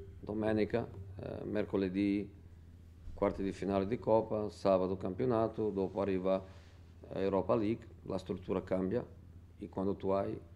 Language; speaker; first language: Italian; non-native, fluent; Portuguese